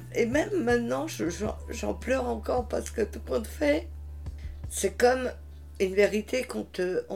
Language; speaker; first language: French; early bilingual, heritage; French